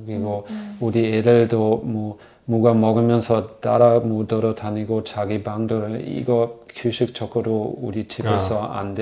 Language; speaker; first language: Korean; non-native, fluent; German